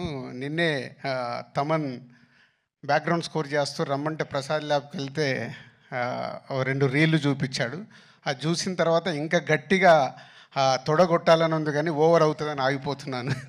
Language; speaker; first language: Telugu; native; Telugu